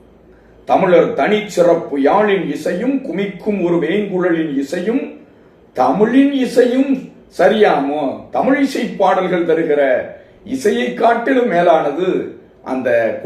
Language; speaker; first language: Tamil; native; Tamil